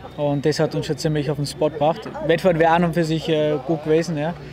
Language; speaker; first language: German; native; German